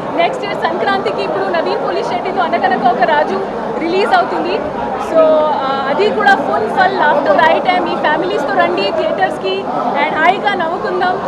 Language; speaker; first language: Telugu; non-native, learner; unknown